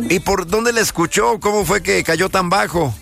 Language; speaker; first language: Spanish; native; Spanish